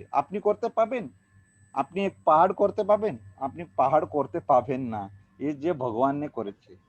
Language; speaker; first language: Bangla; non-native, learner; Hindi